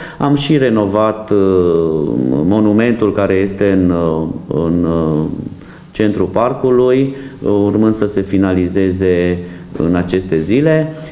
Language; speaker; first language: Romanian; native; Romanian